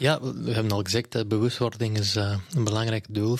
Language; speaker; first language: Dutch; non-native, fluent; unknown